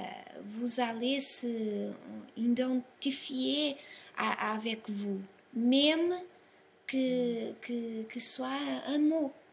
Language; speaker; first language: French; non-native, learner; Portuguese